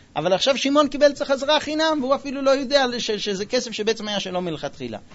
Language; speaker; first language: Hebrew; non-native, fluent; English